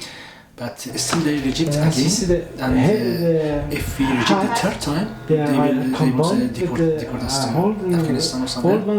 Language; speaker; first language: English; non-native, learner; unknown